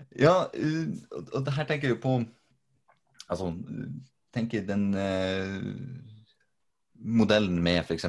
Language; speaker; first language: Norwegian; native; Norwegian